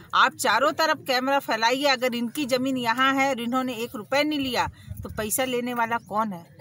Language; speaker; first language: Hindi; native; Hindi